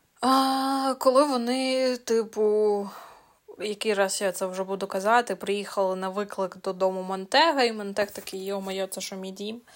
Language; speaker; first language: Ukrainian; non-native, local second language; Russian